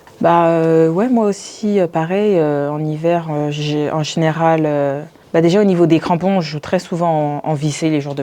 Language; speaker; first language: French; native; French